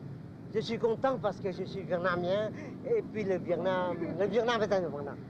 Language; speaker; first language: French; non-native, local second language; Vietnamese